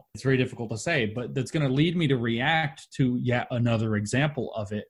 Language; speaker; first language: English; native; English